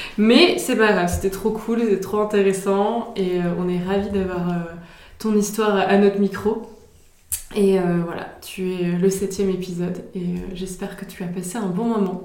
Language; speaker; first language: French; native; French